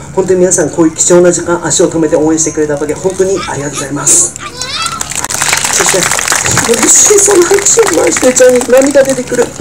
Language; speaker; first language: Japanese; non-native, fluent; English